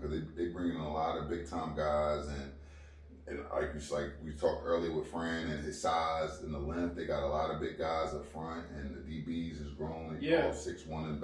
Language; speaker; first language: English; native; English